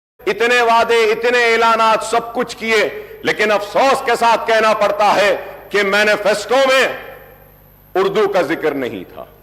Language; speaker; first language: Urdu; native; Urdu